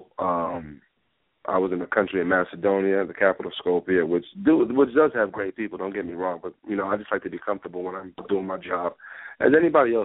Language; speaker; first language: English; non-native, local second language; Yoruba